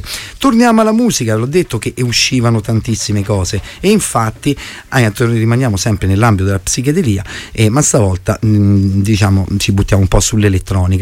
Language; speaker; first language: Italian; native; Italian